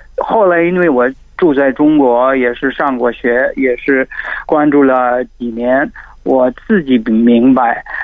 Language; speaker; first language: Chinese; non-native, fluent; Filipino